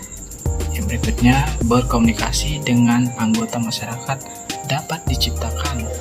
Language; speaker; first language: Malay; non-native, local second language; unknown